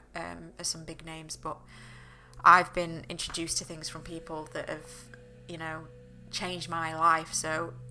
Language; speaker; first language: English; native; English